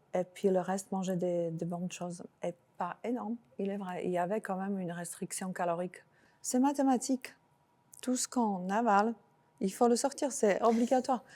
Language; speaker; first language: French; non-native, fluent; Slovak